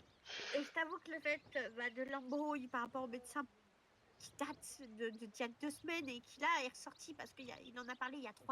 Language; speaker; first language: French; native; French